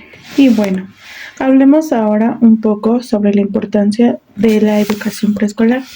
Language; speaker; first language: Spanish; native; Spanish